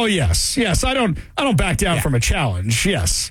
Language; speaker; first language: English; native; English